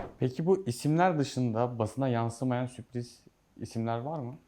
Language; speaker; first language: Turkish; native; Turkish